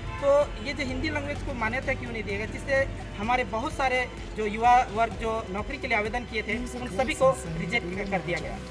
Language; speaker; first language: Hindi; non-native, local second language; Sadri